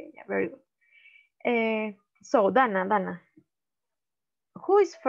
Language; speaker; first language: English; non-native, learner; Spanish